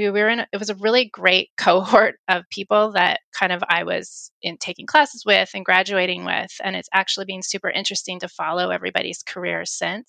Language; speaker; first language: English; native; English